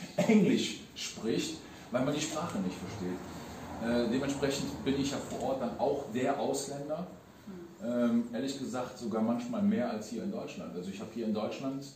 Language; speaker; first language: German; early bilingual, other home language; Riffian